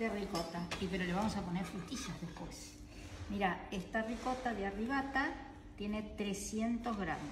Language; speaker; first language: Spanish; native; Spanish